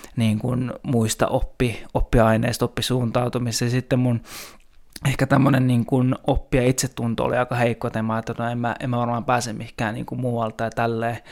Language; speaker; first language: Finnish; native; Finnish